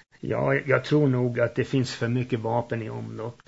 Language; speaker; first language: Swedish; early bilingual, heritage; Swedish